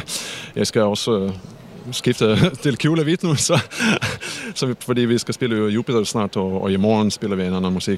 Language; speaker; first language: Danish; non-native, fluent; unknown